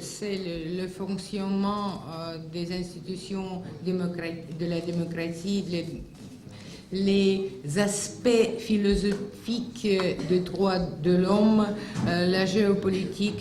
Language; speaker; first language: French; non-native, fluent; Russian